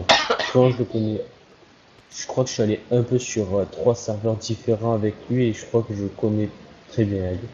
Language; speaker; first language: French; native; French